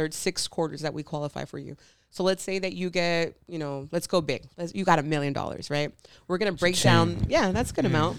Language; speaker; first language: English; early bilingual, other home language; Spanish